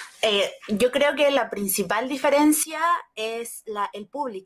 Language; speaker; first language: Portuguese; non-native, learner; Spanish